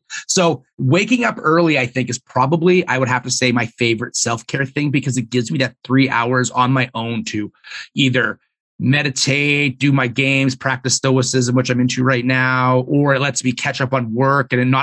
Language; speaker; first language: English; native; English